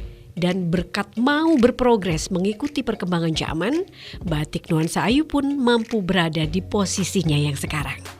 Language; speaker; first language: Indonesian; native; Indonesian